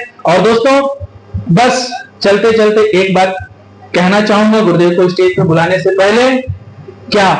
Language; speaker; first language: Hindi; native; Hindi